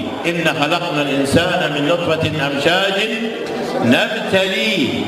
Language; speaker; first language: Arabic; native; Arabic